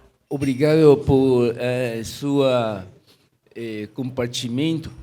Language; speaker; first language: Portuguese; non-native, learner; Spanish